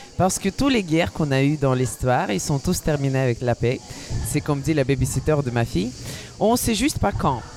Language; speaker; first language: French; non-native, fluent; Ukrainian